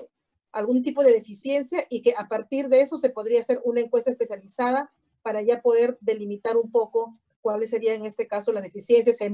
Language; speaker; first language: Spanish; native; Spanish